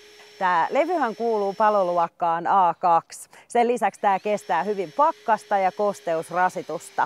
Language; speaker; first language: Finnish; native; Finnish